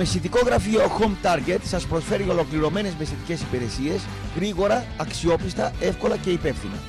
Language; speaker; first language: Greek; native; Greek